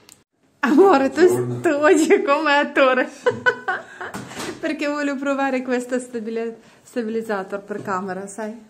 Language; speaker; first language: Italian; non-native, learner; Russian